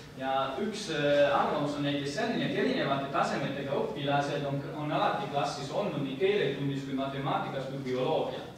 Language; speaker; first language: Estonian; non-native, fluent; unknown